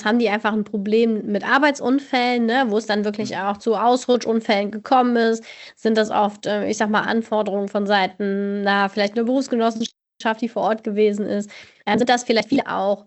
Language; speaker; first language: German; native; German